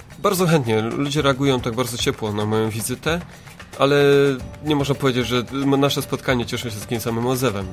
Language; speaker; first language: Polish; native; Polish